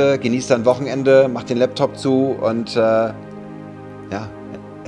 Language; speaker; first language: German; native; German